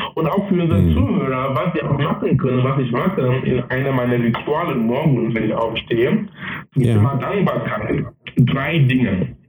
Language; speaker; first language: German; non-native, fluent; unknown